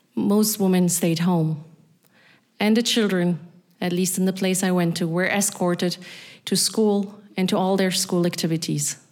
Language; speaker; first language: English; non-native, fluent; German